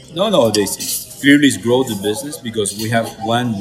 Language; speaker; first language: English; non-native, fluent; Spanish